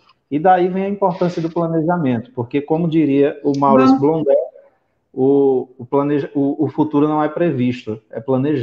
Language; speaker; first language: Portuguese; native; Portuguese